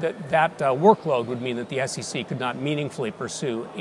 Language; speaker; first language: English; native; English